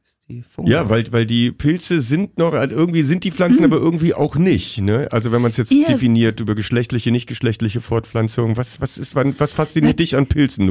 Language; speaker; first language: German; native; German